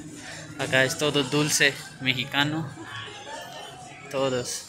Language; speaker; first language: Spanish; non-native, learner; Urdu